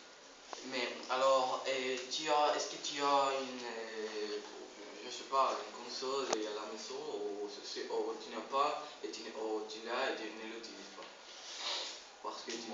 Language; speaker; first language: French; non-native, learner; Spanish